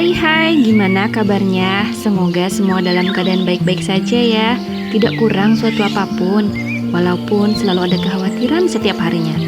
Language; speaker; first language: Indonesian; native; Indonesian